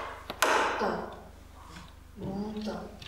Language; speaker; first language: French; non-native, learner; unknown